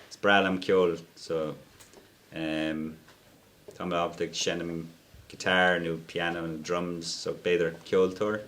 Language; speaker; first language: Irish; non-native, local second language; English